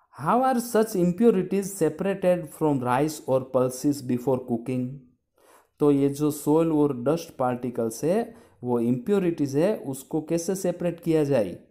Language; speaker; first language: Hindi; non-native, local second language; Gujarati